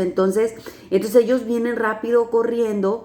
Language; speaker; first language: Spanish; native; Spanish